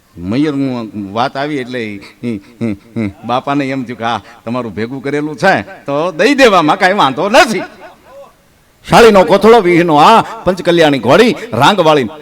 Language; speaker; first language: Gujarati; native; Gujarati